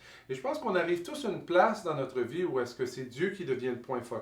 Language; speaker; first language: French; native; French